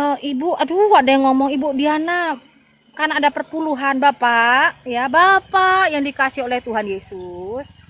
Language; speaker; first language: Indonesian; non-native, local second language; Madurese